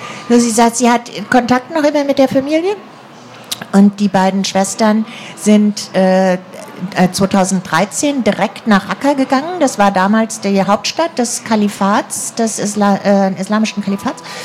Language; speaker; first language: German; native; German